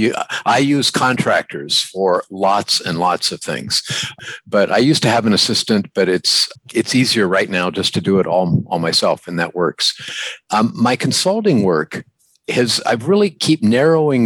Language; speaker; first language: English; native; English